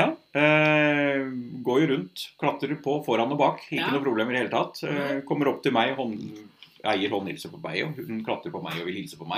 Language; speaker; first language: Norwegian; native; Norwegian